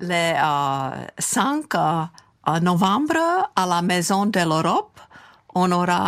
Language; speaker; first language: French; non-native, fluent; Czech